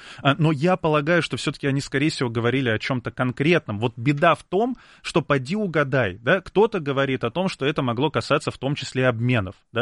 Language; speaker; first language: Russian; native; Russian